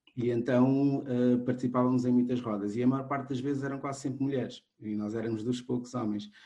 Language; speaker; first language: Portuguese; non-native, local second language; Kabuverdianu